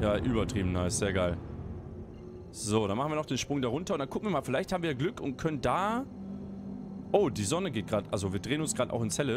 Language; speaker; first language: German; native; German